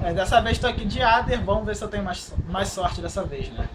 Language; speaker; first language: Portuguese; native; Portuguese